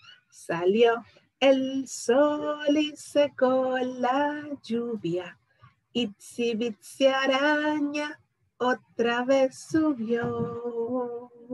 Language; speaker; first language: Spanish; native; Spanish